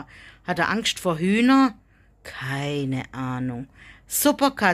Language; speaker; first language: German; native; German